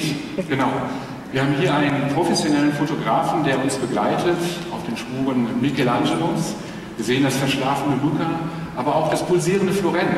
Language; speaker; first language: German; native; German